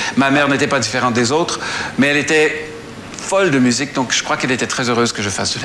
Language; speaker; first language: French; native; French